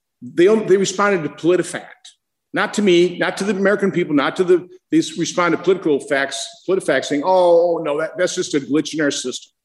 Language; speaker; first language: English; native; English